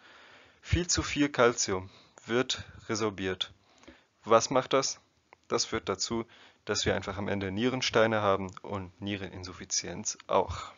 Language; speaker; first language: German; non-native, fluent; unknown